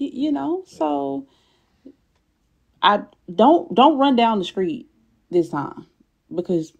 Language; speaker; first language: English; native; English